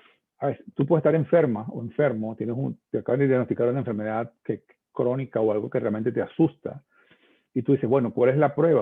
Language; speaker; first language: Spanish; native; Spanish